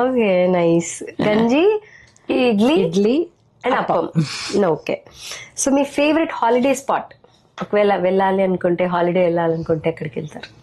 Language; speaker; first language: Telugu; native; Telugu